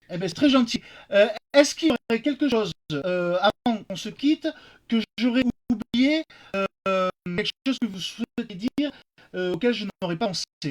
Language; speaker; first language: French; native; French